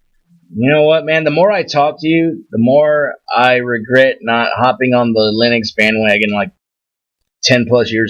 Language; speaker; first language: English; native; English